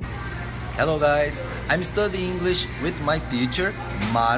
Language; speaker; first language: English; non-native, learner; Portuguese